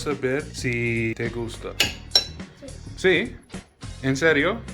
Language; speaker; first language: Spanish; non-native, learner; English